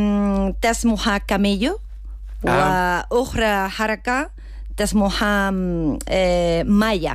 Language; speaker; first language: Arabic; non-native, learner; Spanish